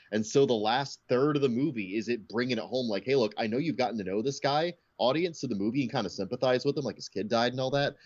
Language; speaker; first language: English; native; English